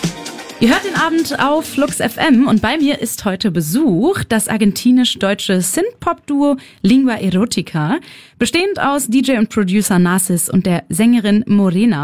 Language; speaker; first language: German; native; German